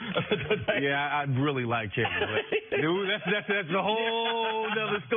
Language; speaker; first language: English; native; English